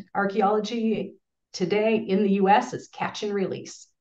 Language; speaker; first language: English; native; English